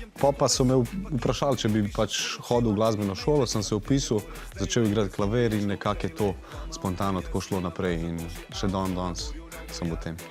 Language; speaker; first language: Slovenian; early bilingual, other home language; Serbian